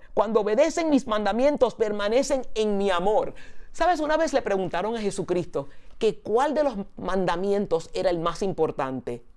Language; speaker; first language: Spanish; early bilingual, heritage; Spanish